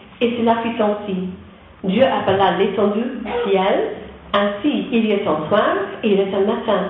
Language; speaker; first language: French; non-native, learner; English